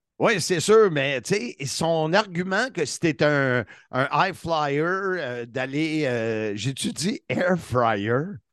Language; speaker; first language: French; native; French